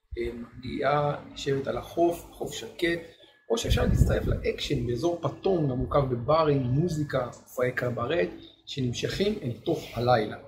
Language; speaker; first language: Hebrew; native; Hebrew